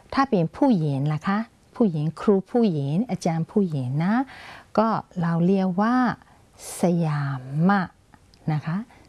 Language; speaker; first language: Thai; non-native, fluent; Burmese